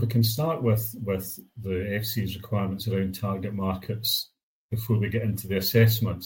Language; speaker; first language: English; native; English